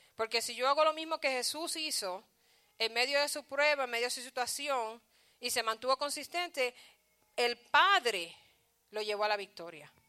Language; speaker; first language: Spanish; early bilingual, heritage; Spanish